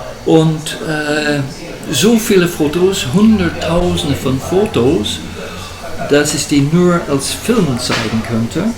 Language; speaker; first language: German; non-native, fluent; English